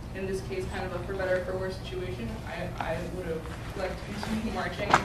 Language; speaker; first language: English; native; English